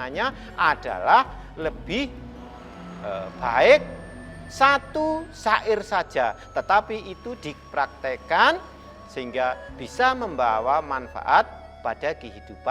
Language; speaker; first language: Indonesian; native; Indonesian